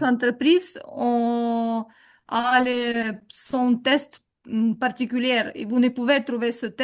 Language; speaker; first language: French; non-native, learner; Ukrainian